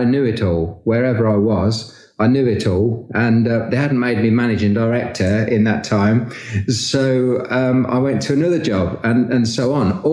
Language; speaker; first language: English; native; English